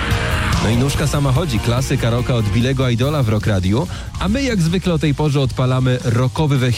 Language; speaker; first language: Polish; native; Polish